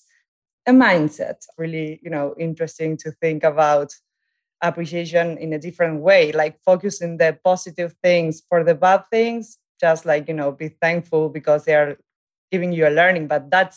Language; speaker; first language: English; non-native, fluent; Spanish